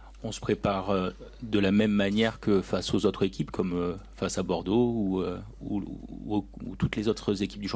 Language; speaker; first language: French; native; French